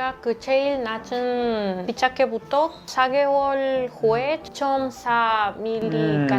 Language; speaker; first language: Korean; non-native, learner; Spanish